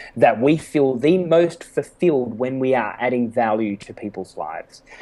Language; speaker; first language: English; native; English